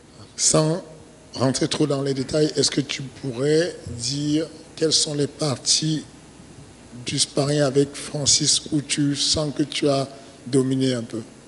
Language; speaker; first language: French; native; French